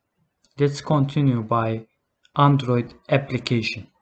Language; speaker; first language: English; non-native, learner; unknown